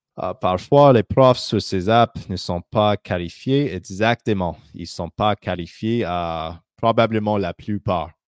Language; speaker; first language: French; non-native, learner; English